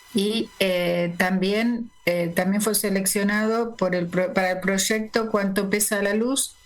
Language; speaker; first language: Spanish; native; Spanish